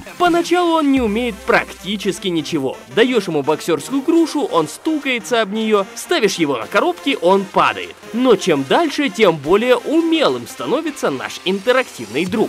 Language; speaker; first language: Russian; native; Russian